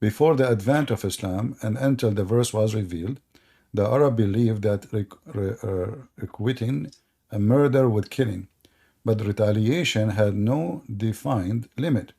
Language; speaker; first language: English; non-native, fluent; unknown